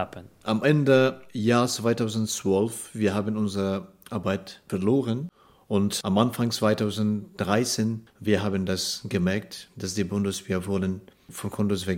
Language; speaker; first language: German; non-native, learner; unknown